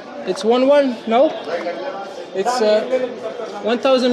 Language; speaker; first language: English; non-native, learner; French